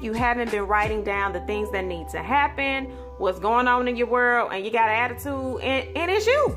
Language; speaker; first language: English; native; English